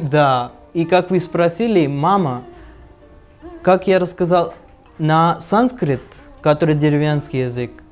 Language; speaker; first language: Russian; non-native, learner; Hindi